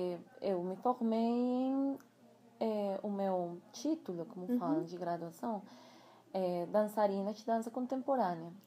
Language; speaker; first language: Portuguese; non-native, fluent; Spanish